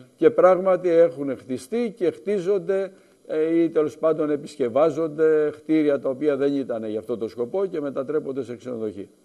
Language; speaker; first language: Greek; native; Greek